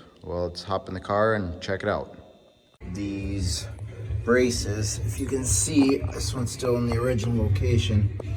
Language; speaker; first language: English; native; English